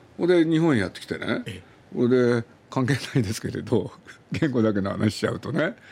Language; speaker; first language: Japanese; native; Japanese